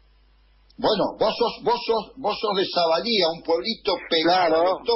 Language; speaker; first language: Spanish; native; Spanish